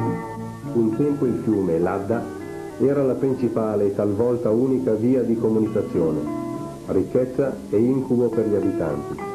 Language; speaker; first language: Italian; native; Italian